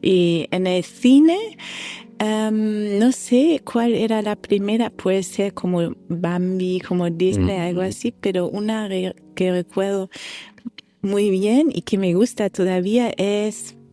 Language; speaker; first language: Spanish; non-native, fluent; German